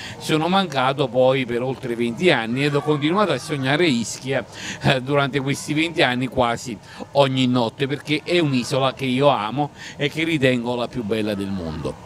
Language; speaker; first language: Italian; native; Italian